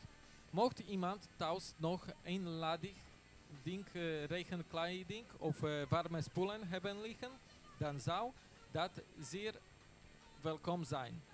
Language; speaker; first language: Dutch; non-native, fluent; Polish